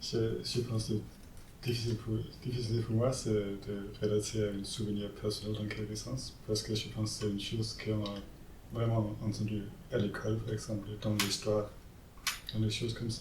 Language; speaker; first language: French; non-native, learner; Danish